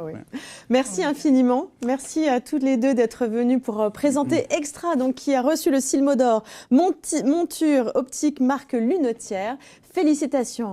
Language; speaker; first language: French; native; French